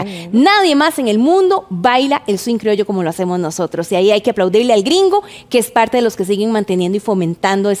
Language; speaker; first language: Spanish; native; Spanish